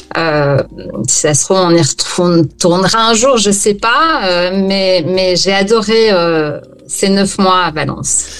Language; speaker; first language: French; native; French